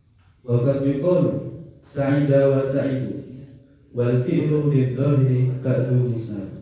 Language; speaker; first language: Arabic; non-native, fluent; Indonesian